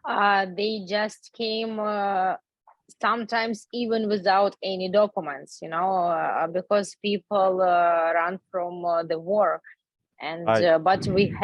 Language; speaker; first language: English; non-native, learner; Ukrainian